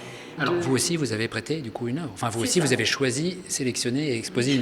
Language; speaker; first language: French; native; French